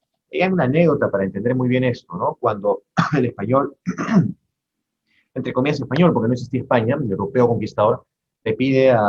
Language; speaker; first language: Spanish; native; Spanish